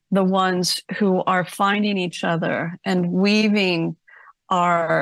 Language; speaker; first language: English; native; English